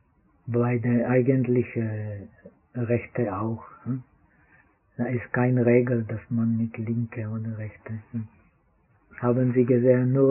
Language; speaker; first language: German; non-native, fluent; Czech